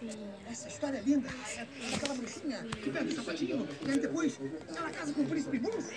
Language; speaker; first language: Portuguese; native; Portuguese